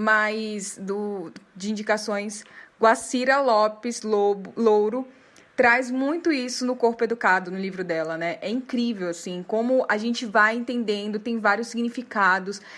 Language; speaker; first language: Portuguese; native; Portuguese